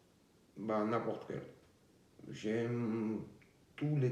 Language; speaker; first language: French; non-native, fluent; Georgian